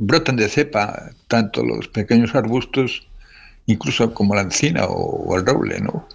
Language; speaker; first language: Spanish; native; Spanish